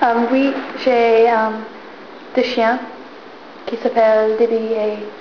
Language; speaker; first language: French; non-native, learner; English